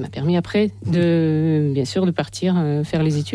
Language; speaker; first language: French; non-native, fluent; Ukrainian